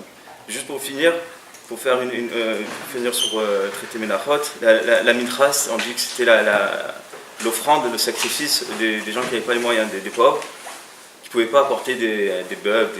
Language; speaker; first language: French; native; French